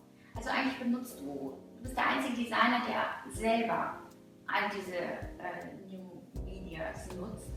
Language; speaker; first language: German; native; German